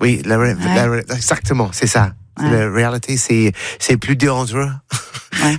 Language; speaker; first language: French; non-native, learner; English